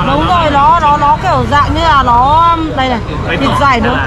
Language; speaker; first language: Vietnamese; native; Vietnamese